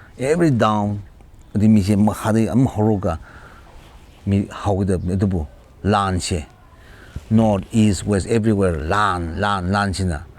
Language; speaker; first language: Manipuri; non-native, local second language; Tangkhul Naga (India)